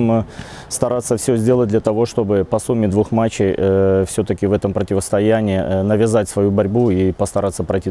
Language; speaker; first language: Russian; native; Russian